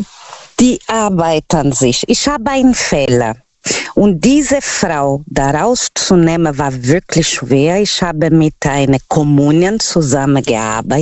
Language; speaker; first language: German; non-native, learner; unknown